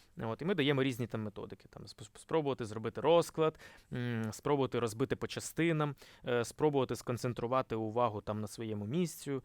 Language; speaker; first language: Ukrainian; non-native, local second language; Russian